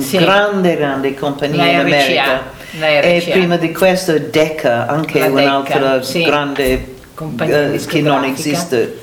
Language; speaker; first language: Italian; non-native, learner; English